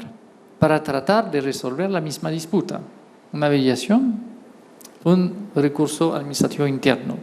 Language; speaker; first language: Spanish; non-native, fluent; French